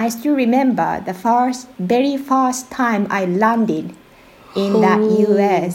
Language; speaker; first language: English; non-native, learner; Japanese